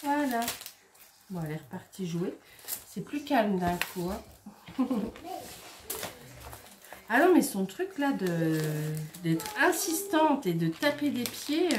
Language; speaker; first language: French; native; French